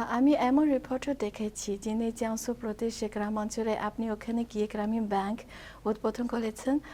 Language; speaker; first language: Bangla; non-native, fluent; Chinese